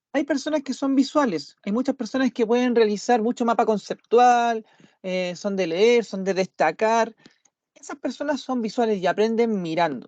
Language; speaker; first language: Spanish; native; Spanish